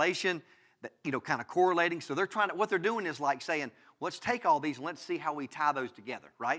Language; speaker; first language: English; native; English